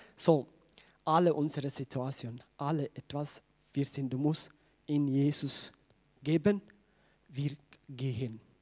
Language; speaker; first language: German; non-native, learner; Tigrinya